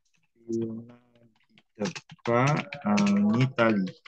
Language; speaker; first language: French; non-native, fluent; Indonesian